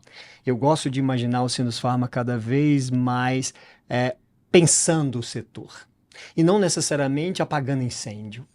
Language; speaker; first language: Portuguese; native; Portuguese